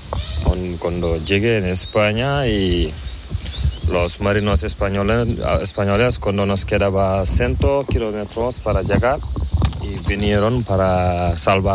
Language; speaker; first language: Spanish; non-native, learner; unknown